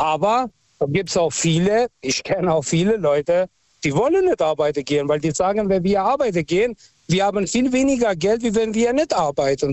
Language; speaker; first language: German; non-native, fluent; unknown